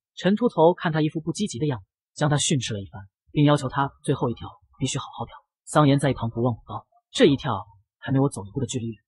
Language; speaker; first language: Chinese; native; Chinese